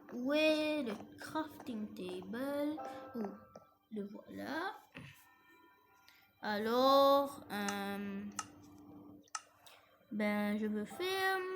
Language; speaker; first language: French; non-native, fluent; English